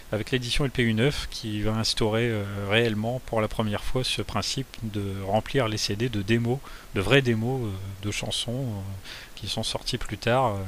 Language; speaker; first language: French; native; French